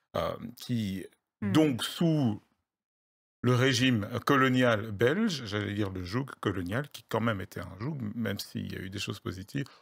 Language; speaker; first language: French; native; French